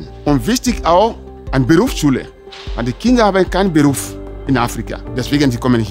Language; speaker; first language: German; non-native, learner; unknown